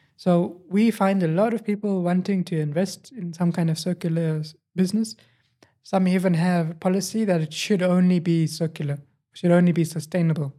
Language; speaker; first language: English; native; English